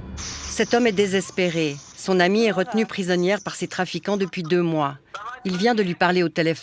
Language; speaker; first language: French; native; French